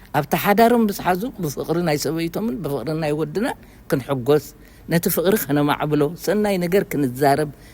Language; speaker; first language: Tigrinya; native; Tigrinya